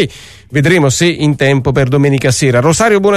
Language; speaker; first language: Italian; native; Italian